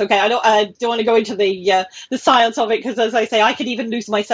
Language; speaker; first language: English; native; English